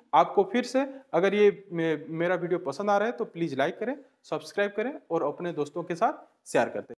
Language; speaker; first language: Hindi; non-native, local second language; Bangla